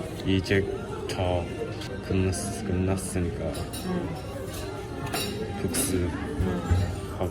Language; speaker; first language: Korean; non-native, learner; Japanese